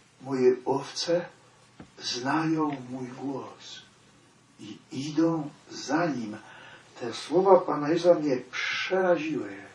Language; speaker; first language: Polish; native; Polish